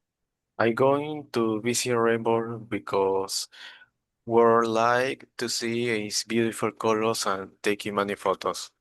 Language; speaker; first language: English; non-native, learner; Spanish